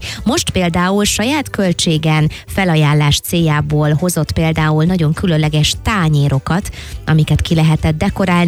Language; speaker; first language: Hungarian; native; Hungarian